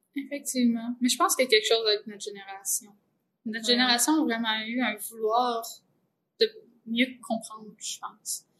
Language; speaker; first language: French; native; French